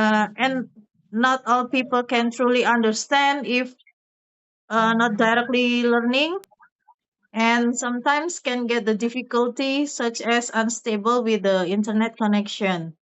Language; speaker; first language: English; non-native, learner; Indonesian